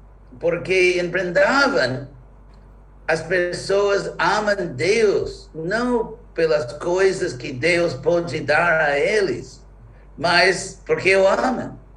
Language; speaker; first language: Portuguese; non-native, fluent; English